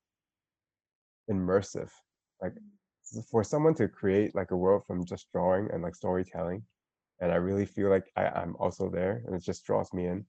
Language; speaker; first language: English; non-native, local second language; Cantonese